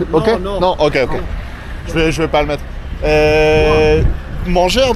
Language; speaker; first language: French; native; French